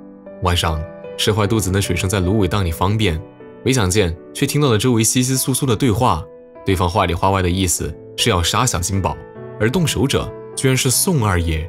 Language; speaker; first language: Chinese; native; Chinese